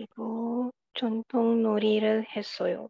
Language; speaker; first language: Korean; non-native, learner; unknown